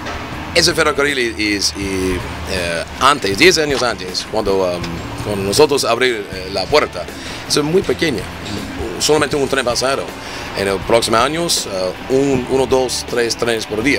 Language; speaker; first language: Spanish; non-native, learner; English